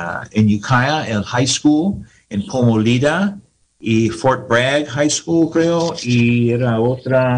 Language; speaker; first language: Spanish; non-native, learner; English